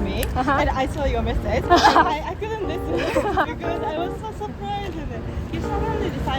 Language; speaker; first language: English; non-native, learner; Japanese